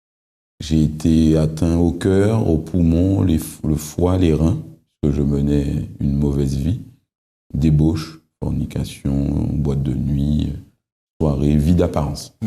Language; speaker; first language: French; native; French